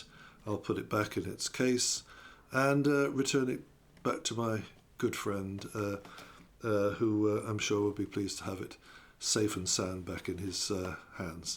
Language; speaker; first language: English; native; English